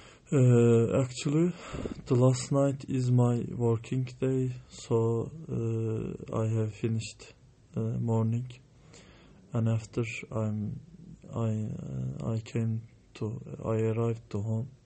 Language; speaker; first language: English; non-native, learner; Turkish